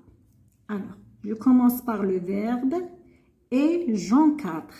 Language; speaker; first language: French; non-native, local second language; Arabic